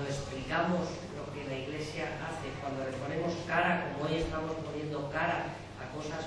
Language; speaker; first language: Spanish; native; Spanish